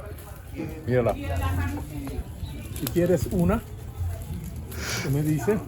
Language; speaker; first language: Spanish; native; Spanish